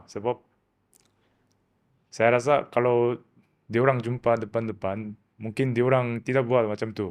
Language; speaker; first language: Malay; non-native, learner; Korean